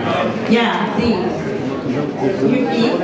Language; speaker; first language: English; native; English